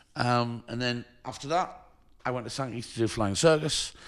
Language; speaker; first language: English; native; English